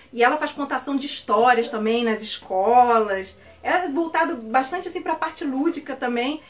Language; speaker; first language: Portuguese; native; Portuguese